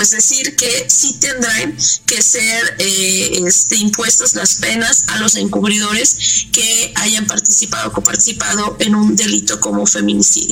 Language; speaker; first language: Spanish; native; Spanish